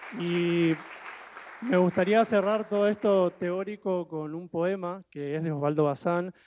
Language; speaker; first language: Spanish; native; Spanish